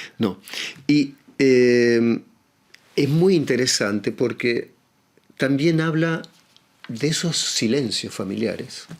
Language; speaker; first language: Spanish; native; Spanish